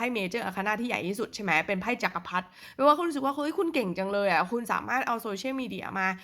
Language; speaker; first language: Thai; native; Thai